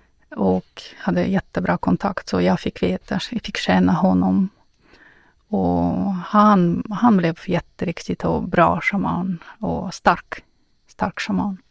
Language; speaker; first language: Swedish; non-native, fluent; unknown